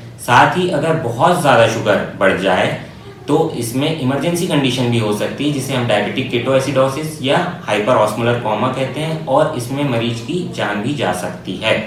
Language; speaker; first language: Hindi; native; Hindi